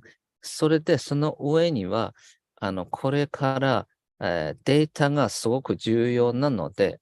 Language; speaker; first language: Japanese; non-native, fluent; Chinese